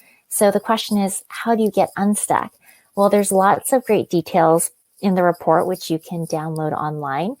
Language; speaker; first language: English; native; English